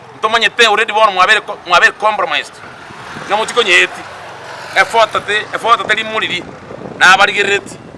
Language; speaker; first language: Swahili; non-native, local second language; Gusii